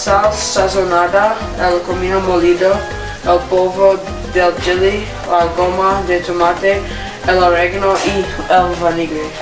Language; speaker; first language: Spanish; non-native, learner; English